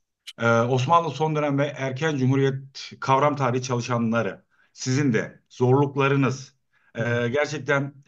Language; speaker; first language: Turkish; native; Turkish